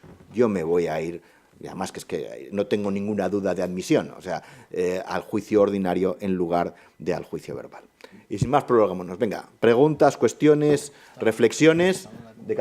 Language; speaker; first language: Spanish; native; Spanish